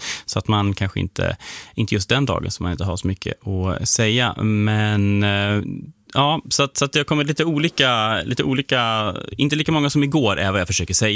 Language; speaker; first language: Swedish; native; Swedish